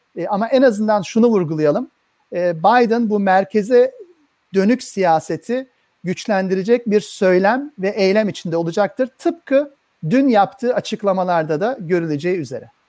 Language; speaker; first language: Turkish; native; Turkish